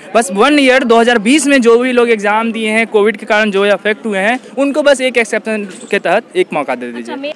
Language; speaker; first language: Hindi; native; Hindi